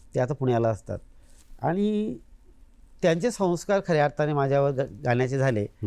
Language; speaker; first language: Marathi; native; Marathi